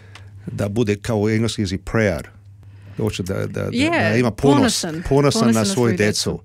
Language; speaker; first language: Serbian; early bilingual, heritage; Serbian